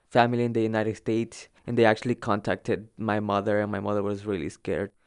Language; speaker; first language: English; early bilingual, other home language; Spanish